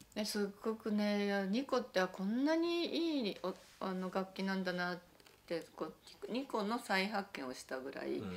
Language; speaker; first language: Japanese; native; Japanese